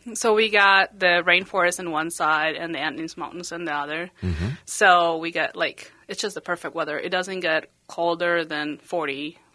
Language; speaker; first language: English; non-native, fluent; Spanish